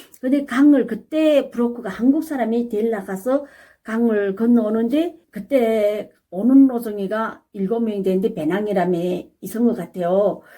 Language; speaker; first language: Korean; native; Korean